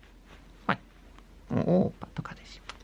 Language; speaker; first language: Japanese; non-native, learner; English